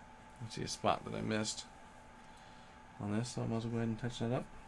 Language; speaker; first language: English; native; English